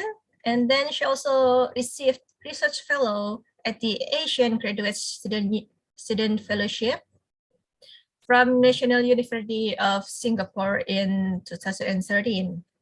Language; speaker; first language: English; non-native, fluent; Indonesian